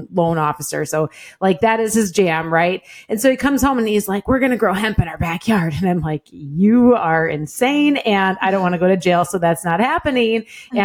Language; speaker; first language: English; native; English